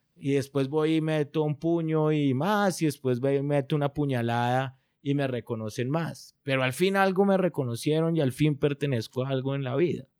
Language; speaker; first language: Spanish; native; Spanish